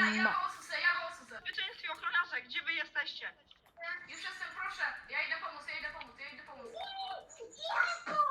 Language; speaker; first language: Polish; native; Polish